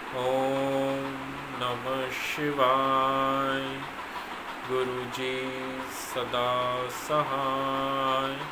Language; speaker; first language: Hindi; native; Hindi